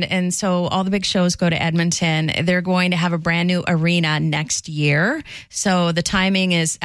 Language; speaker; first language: English; native; English